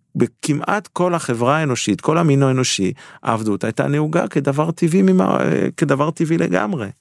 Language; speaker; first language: Hebrew; non-native, fluent; French